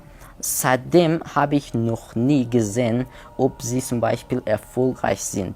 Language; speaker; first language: German; non-native, learner; Hazaragi